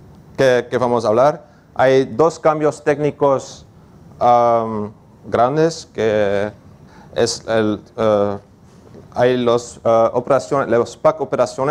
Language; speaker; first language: Spanish; non-native, learner; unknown